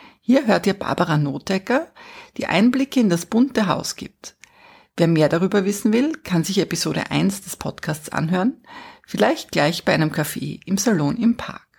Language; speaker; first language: German; native; German